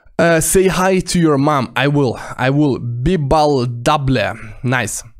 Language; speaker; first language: English; non-native, fluent; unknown